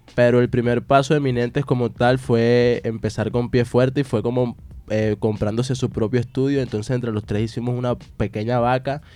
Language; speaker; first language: Spanish; native; Spanish